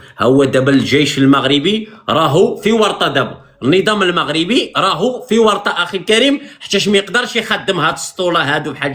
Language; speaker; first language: Arabic; native; Arabic